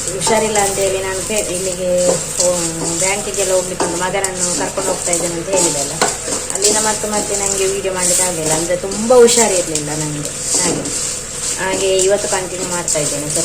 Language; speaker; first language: Kannada; non-native, local second language; Tulu